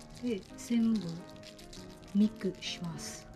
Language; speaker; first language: Japanese; non-native, learner; Lao